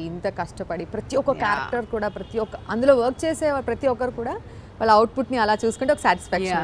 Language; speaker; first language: Telugu; native; Telugu